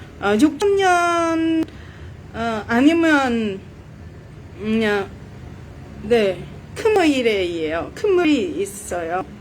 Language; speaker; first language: Korean; non-native, learner; Vietnamese